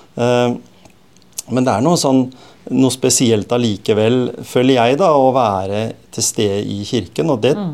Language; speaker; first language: Norwegian; native; Norwegian